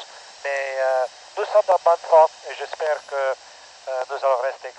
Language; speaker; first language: French; non-native, local second language; English